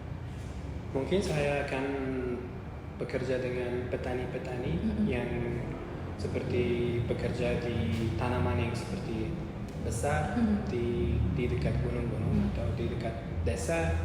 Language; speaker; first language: Indonesian; non-native, learner; Uzbek